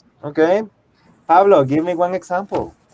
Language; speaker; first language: English; non-native, fluent; Spanish